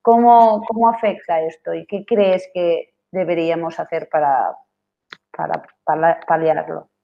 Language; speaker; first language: Spanish; non-native, local second language; Catalan